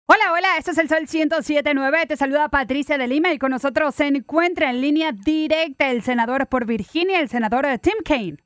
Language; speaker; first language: Spanish; native; Spanish